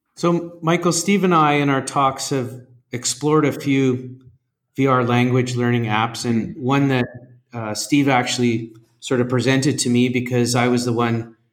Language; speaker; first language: English; native; English